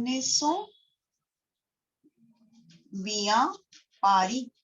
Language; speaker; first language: French; non-native, fluent; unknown